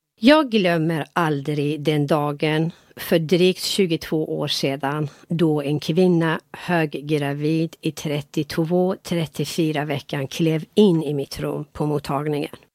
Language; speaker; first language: Swedish; non-native, fluent; Persian